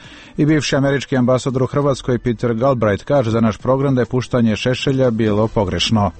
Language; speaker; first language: Croatian; native; Croatian